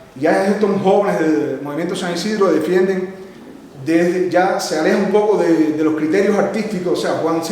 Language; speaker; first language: Spanish; native; Spanish